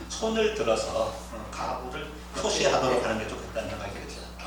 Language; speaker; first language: Korean; native; Korean